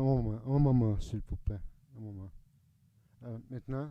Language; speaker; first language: French; non-native, fluent; Portuguese